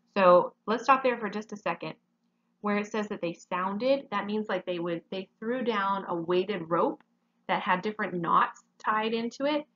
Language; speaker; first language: English; native; English